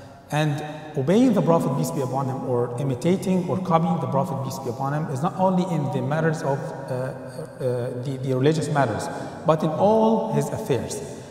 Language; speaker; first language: English; non-native, fluent; Arabic